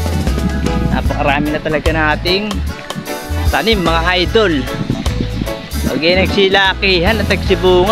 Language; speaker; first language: Filipino; native; Filipino